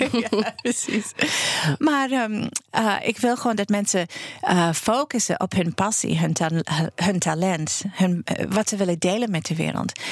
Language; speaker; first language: Dutch; non-native, fluent; English